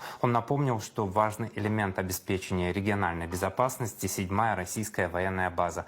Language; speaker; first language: Russian; native; Russian